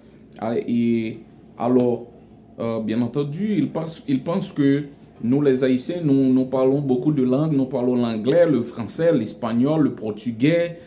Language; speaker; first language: French; non-native, local second language; Haitian Creole